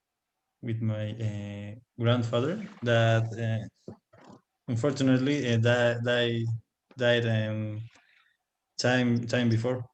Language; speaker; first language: English; non-native, learner; Spanish